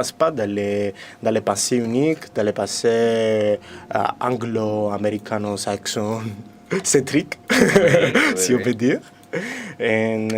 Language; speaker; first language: French; non-native, fluent; Greek